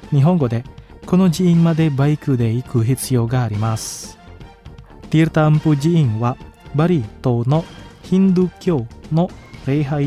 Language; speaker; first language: Japanese; non-native, fluent; Indonesian